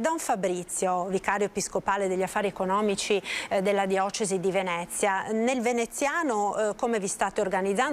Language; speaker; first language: Italian; native; Italian